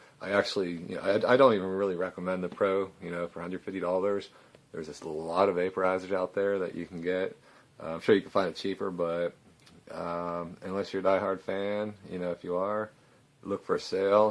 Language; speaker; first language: English; native; English